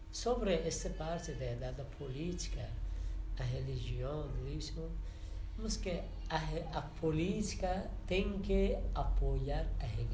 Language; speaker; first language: Portuguese; non-native, learner; Persian